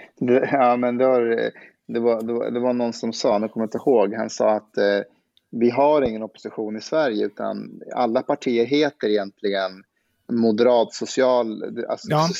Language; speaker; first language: Swedish; early bilingual, other home language; Persian